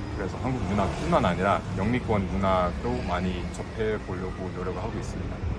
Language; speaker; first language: Korean; non-native, fluent; English